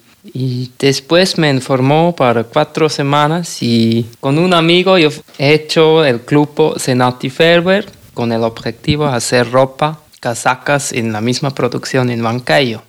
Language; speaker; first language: Spanish; non-native, fluent; German